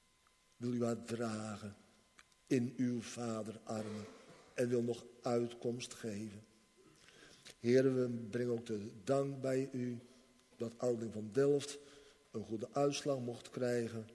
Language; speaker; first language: Dutch; native; Dutch